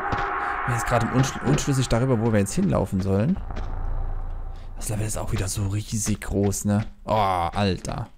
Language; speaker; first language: German; native; German